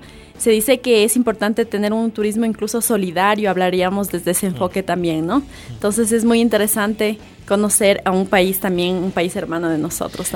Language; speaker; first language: Spanish; native; Spanish